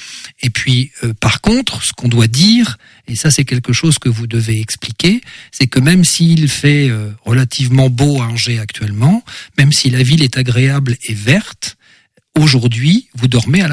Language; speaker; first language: French; native; French